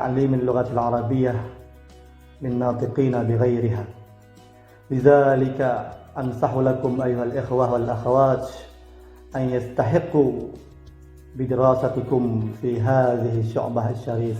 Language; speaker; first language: Arabic; non-native, fluent; Indonesian